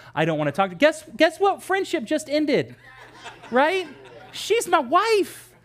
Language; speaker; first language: English; native; English